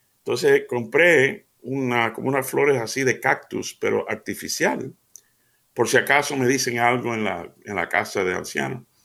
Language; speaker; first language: Spanish; early bilingual, heritage; Spanish